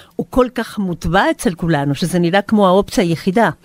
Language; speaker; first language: Hebrew; non-native, fluent; Spanish